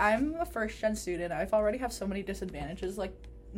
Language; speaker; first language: English; early bilingual, other home language; Spanish